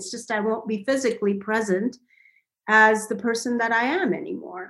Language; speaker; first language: English; non-native, local second language; Bangla